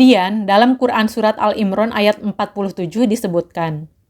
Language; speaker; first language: Indonesian; native; Indonesian